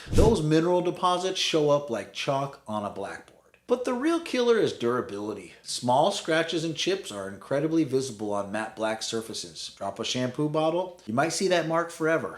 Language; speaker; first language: English; native; English